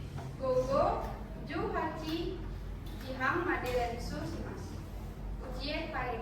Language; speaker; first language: Japanese; non-native, learner; Indonesian